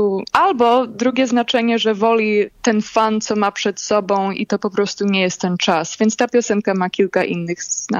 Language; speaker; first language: Polish; early bilingual, heritage; Polish